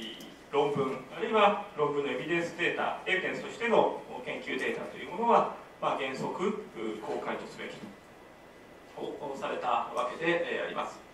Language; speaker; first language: Japanese; native; Japanese